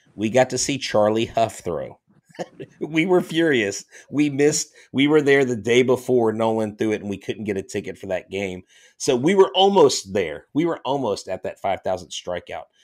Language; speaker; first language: English; native; English